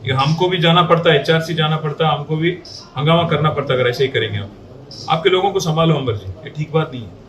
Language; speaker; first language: Hindi; non-native, local second language; Telugu